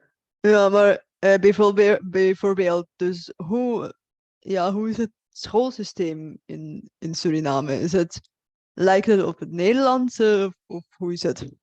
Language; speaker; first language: Dutch; non-native, fluent; Bulgarian